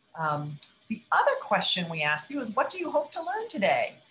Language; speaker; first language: English; native; English